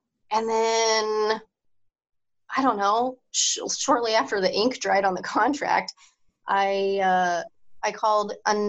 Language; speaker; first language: English; native; English